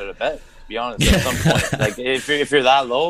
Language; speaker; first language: English; native; English